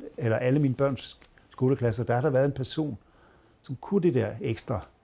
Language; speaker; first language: Danish; native; Danish